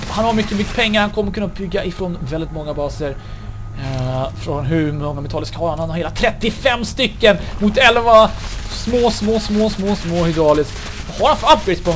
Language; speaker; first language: Swedish; native; Swedish